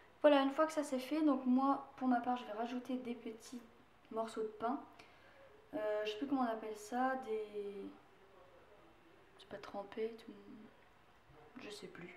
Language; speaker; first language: French; native; French